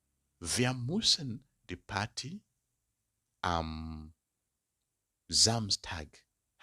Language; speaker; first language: German; non-native, learner; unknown